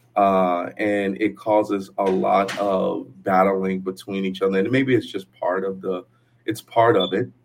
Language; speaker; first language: English; native; English